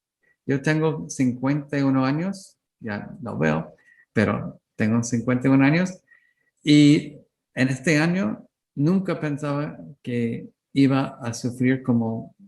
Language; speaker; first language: Spanish; non-native, learner; English